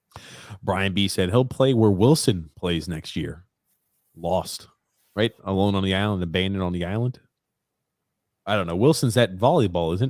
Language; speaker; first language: English; native; English